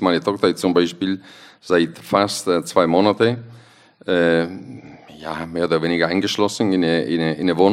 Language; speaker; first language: German; non-native, fluent; Italian